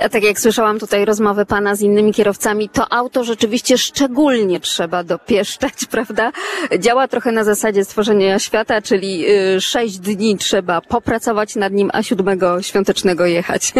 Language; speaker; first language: Polish; native; Polish